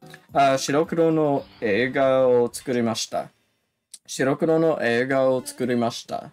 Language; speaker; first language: Japanese; non-native, learner; English